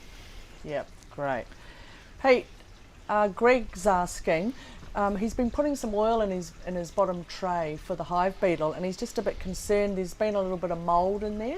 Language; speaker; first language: English; native; English